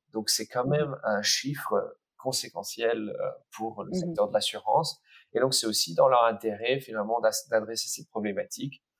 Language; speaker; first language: French; early bilingual, other home language; English